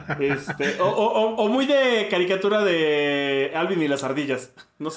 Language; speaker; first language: Spanish; native; Spanish